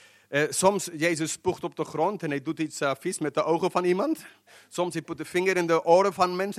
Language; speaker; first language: Dutch; non-native, fluent; English